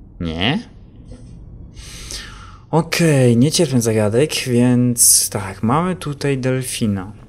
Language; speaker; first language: Polish; native; Polish